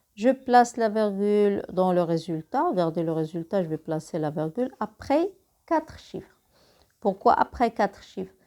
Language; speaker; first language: French; non-native, local second language; Arabic